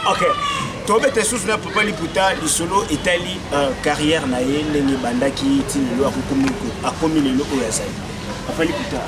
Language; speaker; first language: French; non-native, local second language; Lingala